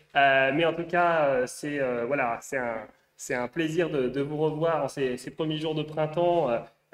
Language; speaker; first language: French; native; French